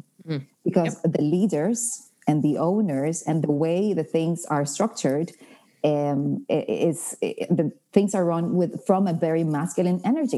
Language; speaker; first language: English; non-native, fluent; Spanish